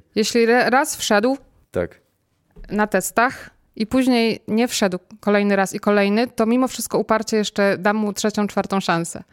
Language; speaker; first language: Polish; native; Polish